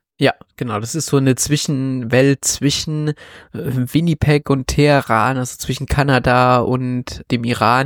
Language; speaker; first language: German; native; German